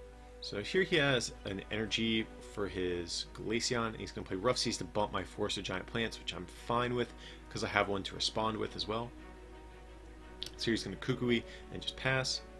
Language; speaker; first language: English; native; English